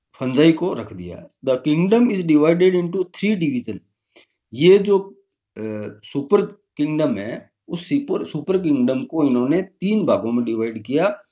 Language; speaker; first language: Hindi; native; Hindi